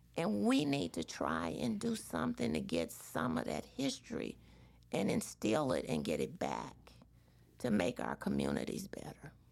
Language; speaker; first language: English; native; English